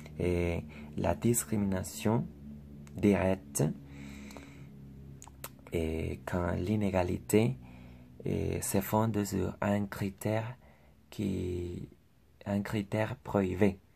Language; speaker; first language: French; non-native, learner; Spanish